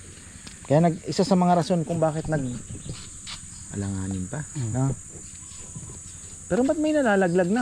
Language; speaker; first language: Filipino; native; Filipino